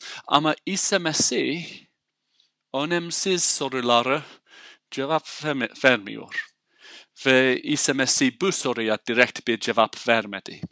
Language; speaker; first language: Turkish; non-native, fluent; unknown